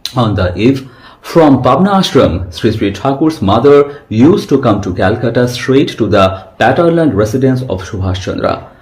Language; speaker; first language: English; non-native, local second language; Bangla